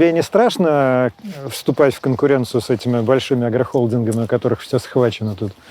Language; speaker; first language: Russian; native; Russian